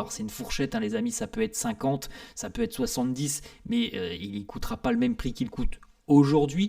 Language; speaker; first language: French; native; French